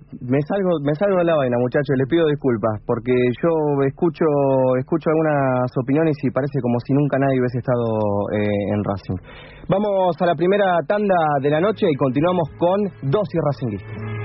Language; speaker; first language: Spanish; native; Spanish